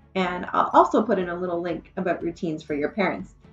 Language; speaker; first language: English; native; English